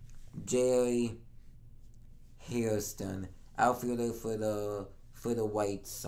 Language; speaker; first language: English; native; English